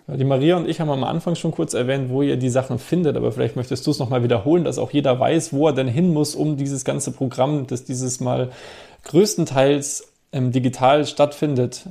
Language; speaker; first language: German; native; German